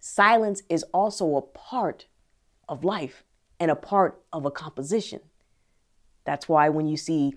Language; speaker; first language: English; native; English